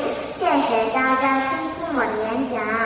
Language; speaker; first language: Chinese; non-native, learner; Korean